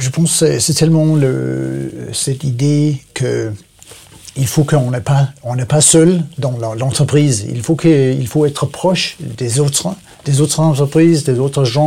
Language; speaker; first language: French; non-native, learner; Danish